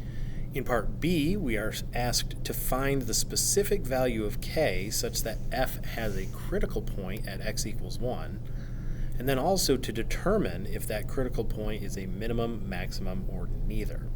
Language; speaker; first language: English; native; English